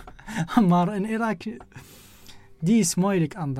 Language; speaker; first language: Dutch; non-native, learner; Arabic